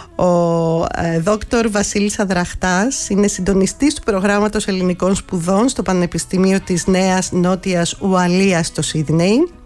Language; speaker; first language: Greek; native; Greek